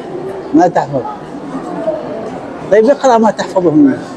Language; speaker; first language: Arabic; native; Arabic